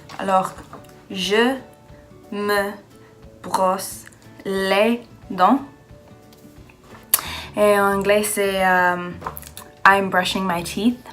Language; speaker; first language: French; non-native, learner; English